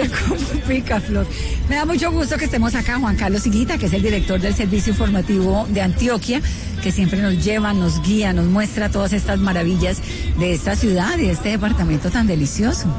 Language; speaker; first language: Spanish; native; Spanish